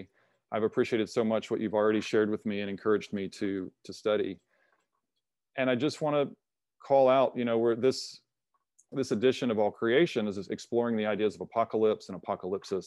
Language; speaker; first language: English; native; English